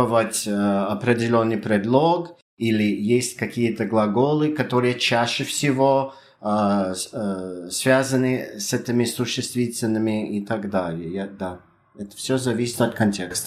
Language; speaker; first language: Russian; non-native, fluent; English